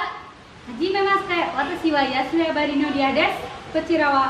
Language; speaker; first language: Japanese; non-native, learner; Indonesian